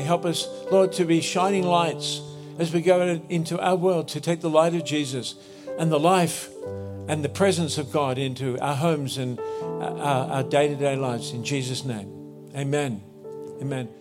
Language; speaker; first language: English; native; English